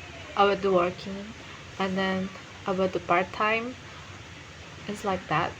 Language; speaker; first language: English; non-native, learner; Indonesian